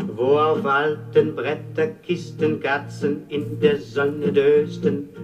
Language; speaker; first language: German; native; German